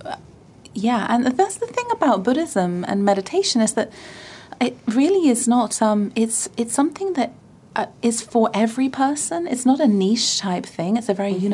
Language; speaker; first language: English; native; English